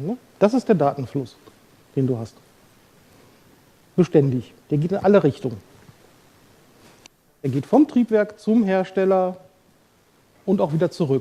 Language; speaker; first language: German; native; German